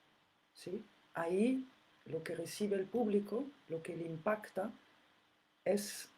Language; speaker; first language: Spanish; non-native, fluent; French